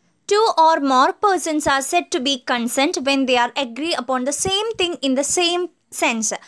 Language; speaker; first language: English; non-native, local second language; Malayalam